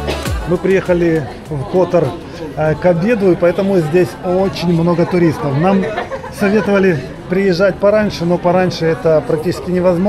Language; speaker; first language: Russian; native; Russian